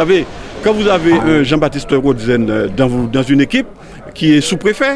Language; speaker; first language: French; native; French